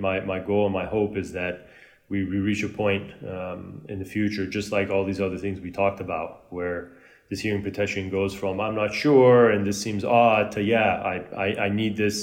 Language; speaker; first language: English; early bilingual, other home language; Spanish